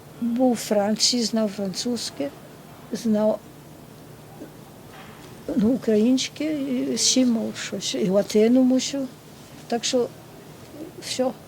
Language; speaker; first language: Ukrainian; early bilingual, heritage; Ukrainian